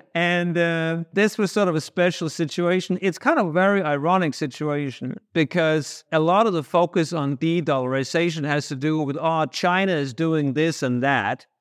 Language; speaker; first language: English; non-native, fluent; Danish